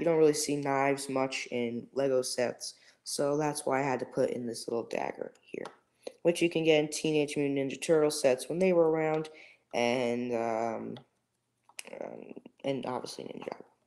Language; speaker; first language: English; native; English